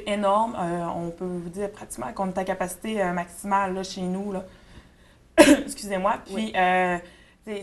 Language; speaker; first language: French; native; French